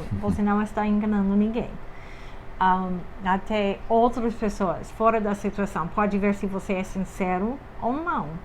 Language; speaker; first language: Portuguese; non-native, fluent; English